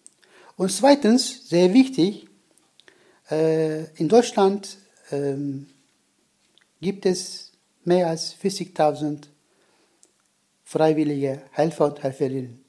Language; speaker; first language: German; non-native, learner; Turkish